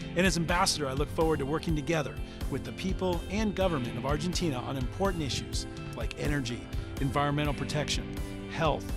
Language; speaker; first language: English; native; English